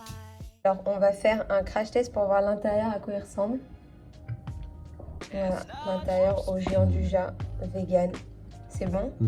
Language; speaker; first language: French; native; French